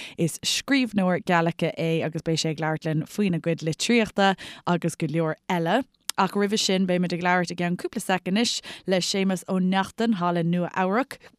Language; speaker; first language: Irish; non-native, local second language; English